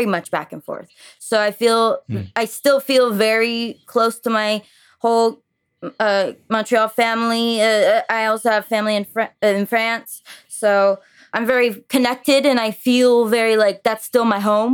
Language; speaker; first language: English; early bilingual, other home language; French